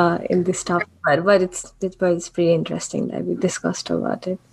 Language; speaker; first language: English; non-native, local second language; Nepali